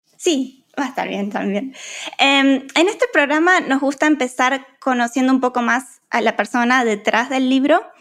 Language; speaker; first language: Spanish; native; Spanish